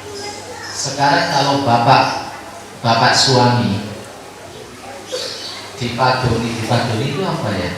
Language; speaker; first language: Indonesian; non-native, local second language; Javanese